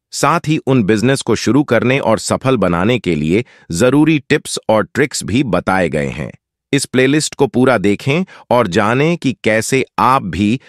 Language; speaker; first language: Hindi; native; Hindi